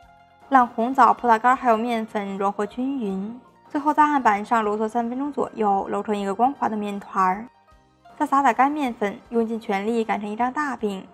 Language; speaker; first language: Chinese; native; Chinese